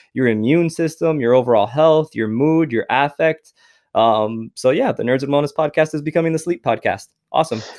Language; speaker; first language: English; native; English